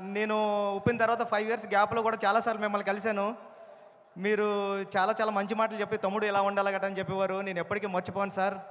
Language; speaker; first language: Telugu; native; Telugu